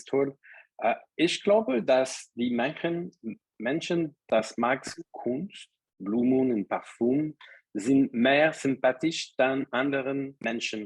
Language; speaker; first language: German; non-native, learner; French